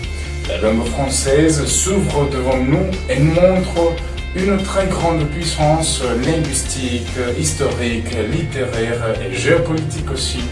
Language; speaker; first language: French; non-native, fluent; Spanish